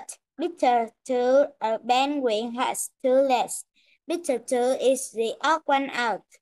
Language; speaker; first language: English; non-native, learner; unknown